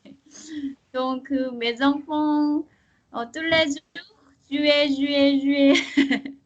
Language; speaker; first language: French; non-native, learner; Korean